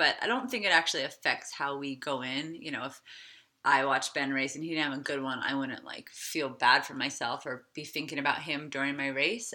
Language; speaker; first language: English; native; English